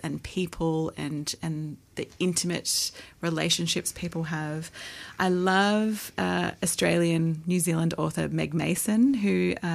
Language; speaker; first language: English; native; English